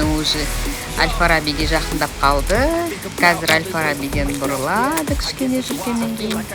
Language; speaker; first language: Kazakh; native; Kazakh